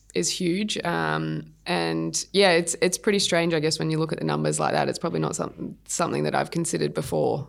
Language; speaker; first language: English; native; English